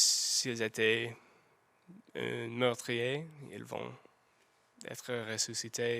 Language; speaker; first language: French; non-native, learner; English